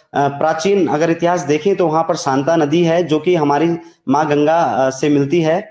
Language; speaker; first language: Hindi; native; Hindi